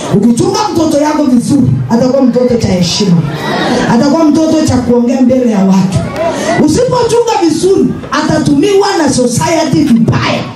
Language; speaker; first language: Swahili; non-native, local second language; Kalenjin